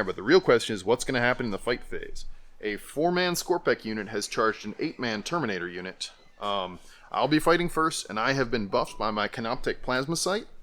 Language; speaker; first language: English; native; English